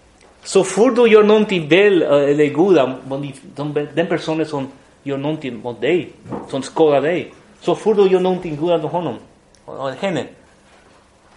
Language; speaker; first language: Swedish; non-native, fluent; Spanish